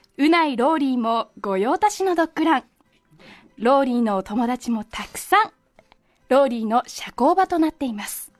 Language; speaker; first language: Japanese; native; Japanese